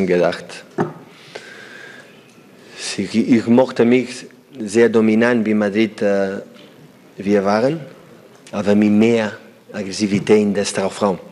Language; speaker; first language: German; non-native, learner; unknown